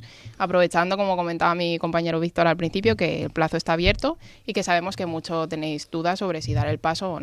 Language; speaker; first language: Spanish; native; Spanish